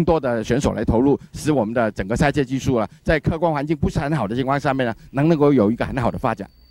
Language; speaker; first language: Chinese; native; Chinese